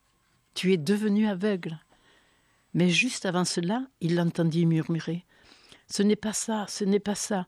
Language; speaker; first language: French; native; French